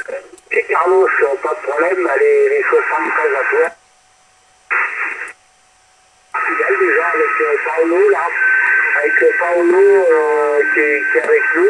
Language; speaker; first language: French; native; French